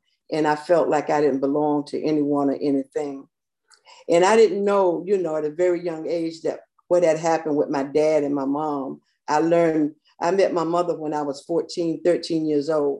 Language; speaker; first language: English; native; English